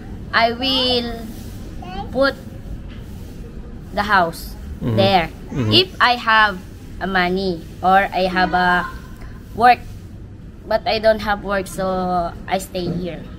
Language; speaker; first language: English; non-native, learner; Filipino